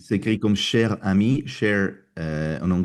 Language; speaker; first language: French; non-native, fluent; Russian